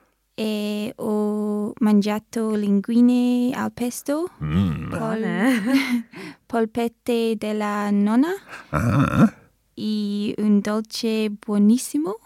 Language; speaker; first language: Italian; non-native, learner; English